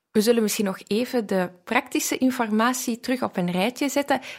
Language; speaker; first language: Dutch; native; Dutch